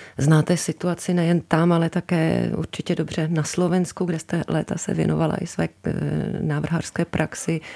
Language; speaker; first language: Czech; native; Czech